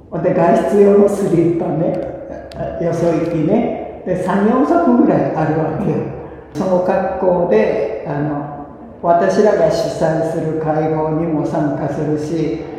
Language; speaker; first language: Japanese; early bilingual, other home language; Korean